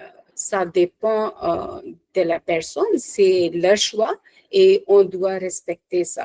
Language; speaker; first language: French; non-native, fluent; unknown